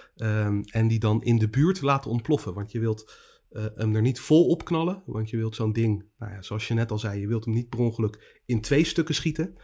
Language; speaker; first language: Dutch; native; Dutch